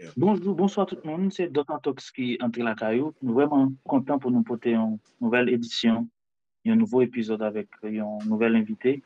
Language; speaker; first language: French; non-native, local second language; Haitian Creole